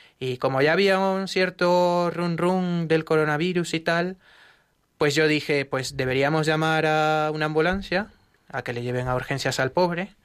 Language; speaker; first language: Spanish; native; Spanish